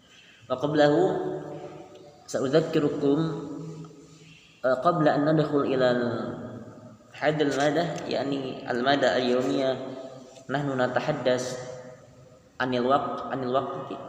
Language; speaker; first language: Arabic; non-native, learner; Indonesian